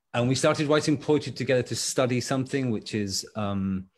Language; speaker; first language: English; native; English